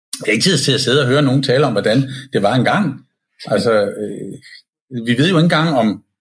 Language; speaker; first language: Danish; native; Danish